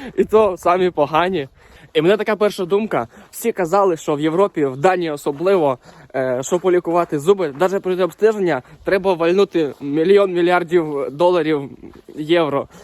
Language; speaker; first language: Ukrainian; native; Ukrainian